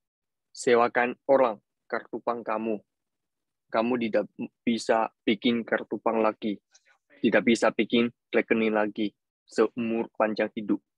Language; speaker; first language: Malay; non-native, fluent; Chinese